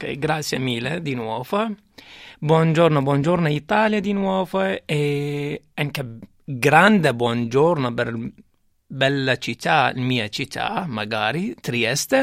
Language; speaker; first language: Italian; non-native, learner; Arabic